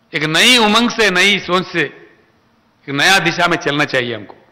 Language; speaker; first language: Hindi; non-native, local second language; Telugu